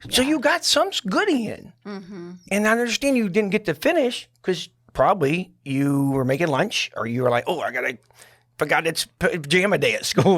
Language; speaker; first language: English; native; English